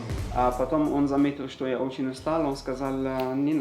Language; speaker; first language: Russian; non-native, learner; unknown